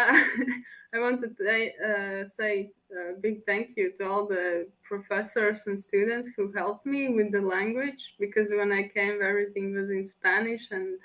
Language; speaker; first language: English; non-native, fluent; Latvian